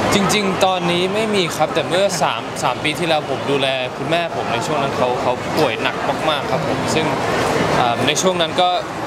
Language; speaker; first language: Thai; early bilingual, heritage; English